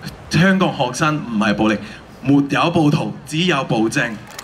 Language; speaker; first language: Cantonese; non-native, fluent; Spanish